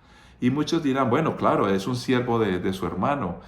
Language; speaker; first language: Spanish; native; Spanish